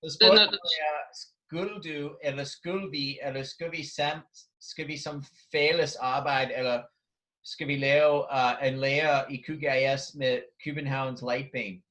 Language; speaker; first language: Danish; non-native, fluent; English